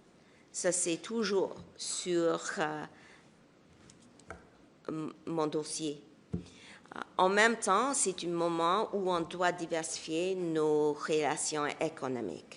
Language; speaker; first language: French; non-native, local second language; English